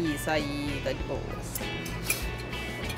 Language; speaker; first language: Portuguese; native; Portuguese